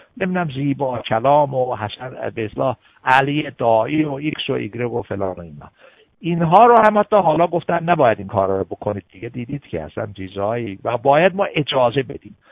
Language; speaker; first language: Persian; non-native, local second language; Azerbaijani